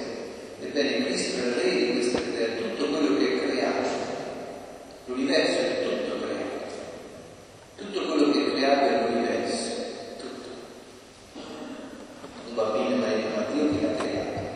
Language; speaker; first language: Italian; native; Italian